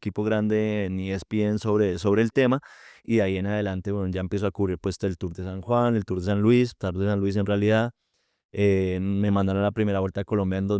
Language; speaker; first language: Spanish; native; Spanish